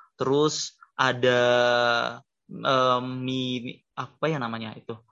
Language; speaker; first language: Indonesian; native; Indonesian